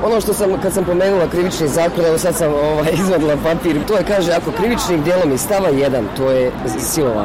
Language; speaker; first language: Serbian; native; Serbian